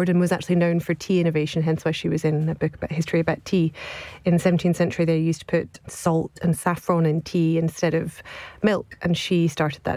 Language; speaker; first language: English; native; English